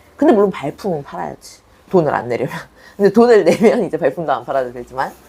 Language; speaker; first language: Korean; native; Korean